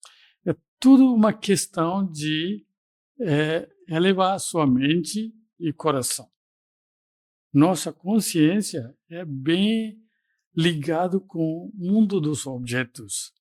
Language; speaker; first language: Portuguese; non-native, fluent; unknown